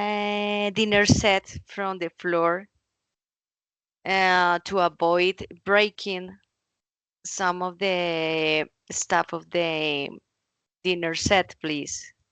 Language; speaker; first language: English; non-native, learner; Spanish